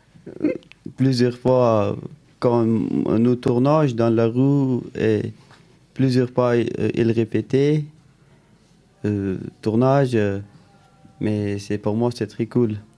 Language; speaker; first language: French; non-native, learner; Pashto